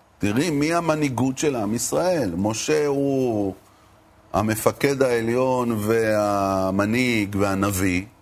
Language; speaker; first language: Hebrew; native; Hebrew